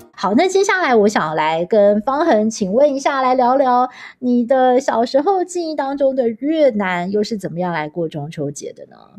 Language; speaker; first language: Chinese; native; Chinese